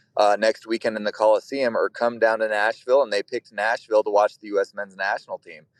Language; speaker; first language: English; native; English